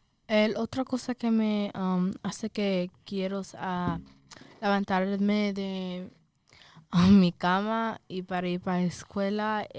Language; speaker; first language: Spanish; early bilingual, heritage; Spanish